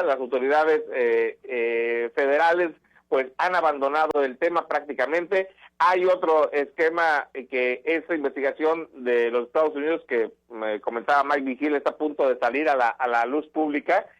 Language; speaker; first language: Spanish; native; Spanish